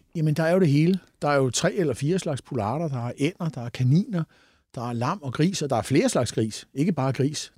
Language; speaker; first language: Danish; native; Danish